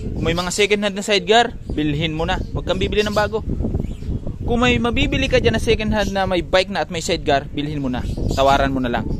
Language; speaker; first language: Filipino; non-native, local second language; Bikol